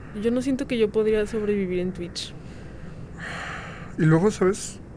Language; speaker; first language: Spanish; native; Spanish